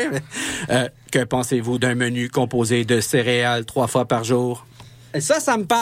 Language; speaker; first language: French; native; French